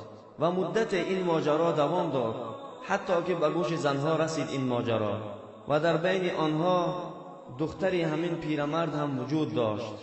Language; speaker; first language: Persian; non-native, local second language; Tajik